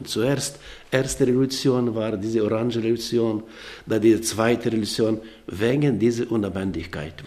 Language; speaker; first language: German; non-native, learner; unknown